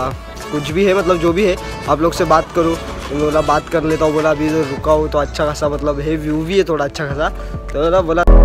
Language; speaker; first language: Hindi; non-native, local second language; Marathi